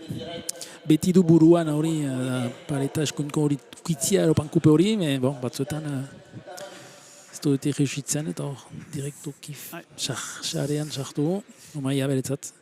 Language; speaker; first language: Basque; native; Basque